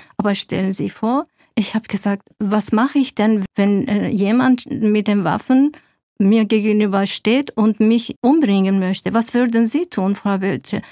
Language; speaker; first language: German; non-native, fluent; Zaza